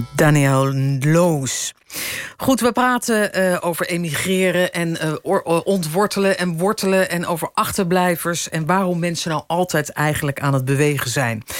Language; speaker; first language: Dutch; native; Dutch